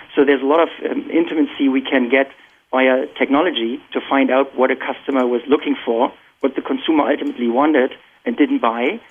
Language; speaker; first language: English; non-native, fluent; German